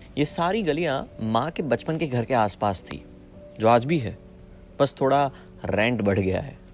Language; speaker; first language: Hindi; non-native, local second language; Gujarati